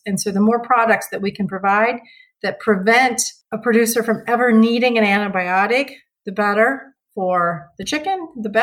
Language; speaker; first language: English; native; English